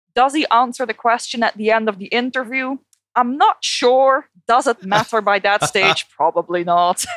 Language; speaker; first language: English; non-native, fluent; Dutch